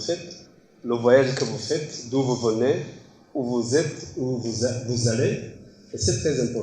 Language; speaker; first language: French; non-native, local second language; Kinyarwanda